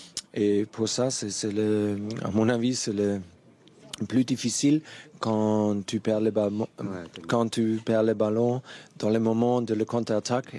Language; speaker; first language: French; non-native, fluent; German